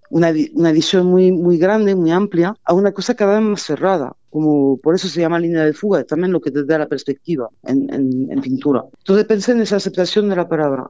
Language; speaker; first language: Spanish; non-native, fluent; French